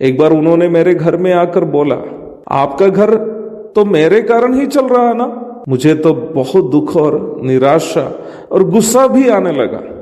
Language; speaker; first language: Hindi; non-native, local second language; Malayalam